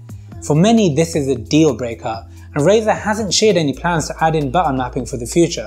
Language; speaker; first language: English; native; English